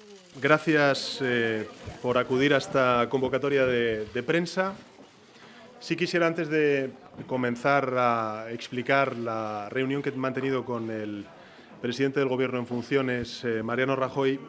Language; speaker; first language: Spanish; native; Spanish